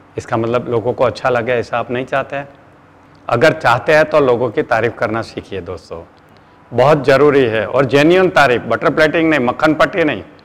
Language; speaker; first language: Hindi; non-native, local second language; Gujarati